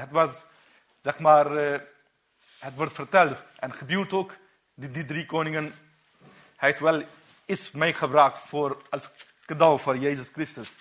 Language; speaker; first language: Dutch; non-native, learner; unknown